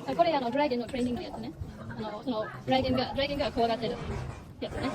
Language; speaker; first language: Japanese; non-native, learner; English